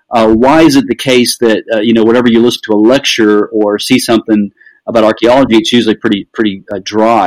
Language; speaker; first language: English; native; English